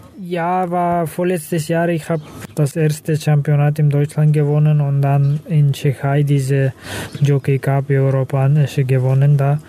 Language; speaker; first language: German; non-native, learner; Kazakh